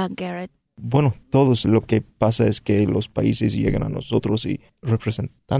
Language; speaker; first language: Spanish; non-native, fluent; English